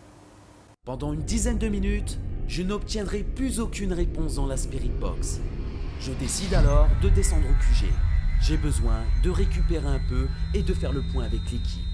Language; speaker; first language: French; native; French